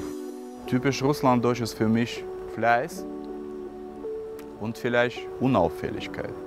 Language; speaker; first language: German; non-native, fluent; Russian